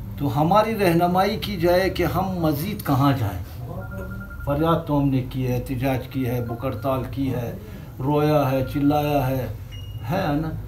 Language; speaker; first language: Urdu; non-native, local second language; Hazaragi